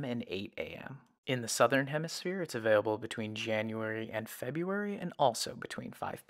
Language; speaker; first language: English; native; English